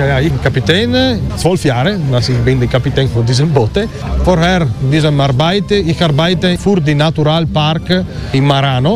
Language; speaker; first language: German; non-native, learner; Italian